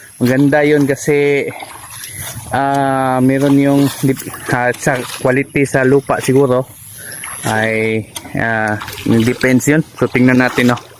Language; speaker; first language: Filipino; non-native, local second language; Hiligaynon